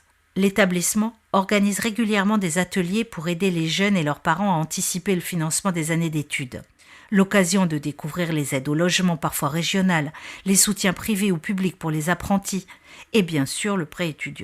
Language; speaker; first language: French; native; French